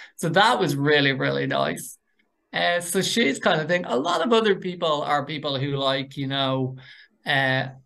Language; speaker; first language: English; native; English